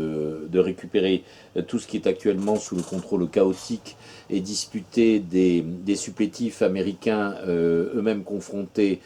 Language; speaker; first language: French; native; French